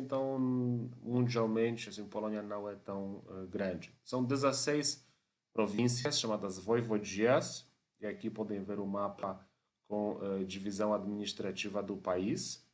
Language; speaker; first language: Portuguese; non-native, fluent; Polish